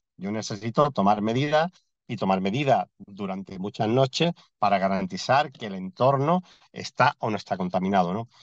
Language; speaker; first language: Spanish; native; Spanish